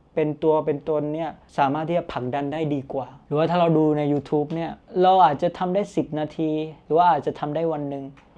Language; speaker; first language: Thai; early bilingual, other home language; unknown